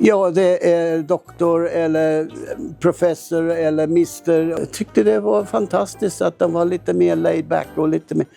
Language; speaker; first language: Swedish; non-native, fluent; English